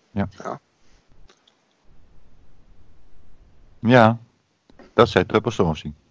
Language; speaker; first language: Dutch; native; Dutch